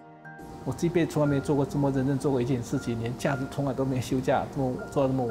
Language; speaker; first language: Chinese; native; Chinese